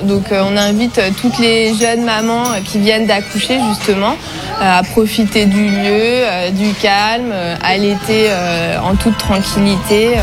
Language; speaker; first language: French; native; French